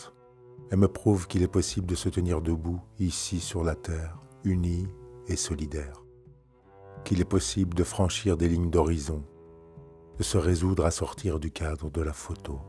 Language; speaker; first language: French; native; French